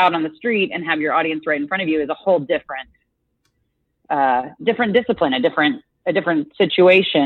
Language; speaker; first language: English; native; English